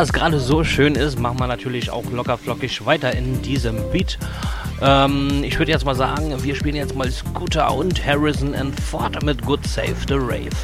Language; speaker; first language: German; native; German